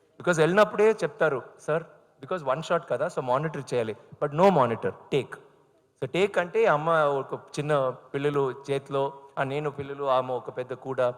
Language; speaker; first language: Telugu; non-native, learner; Tamil